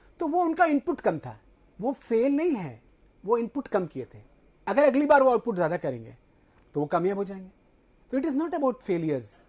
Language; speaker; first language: Hindi; native; Hindi